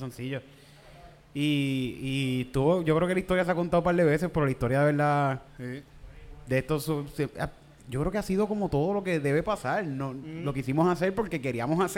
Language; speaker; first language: Spanish; native; Spanish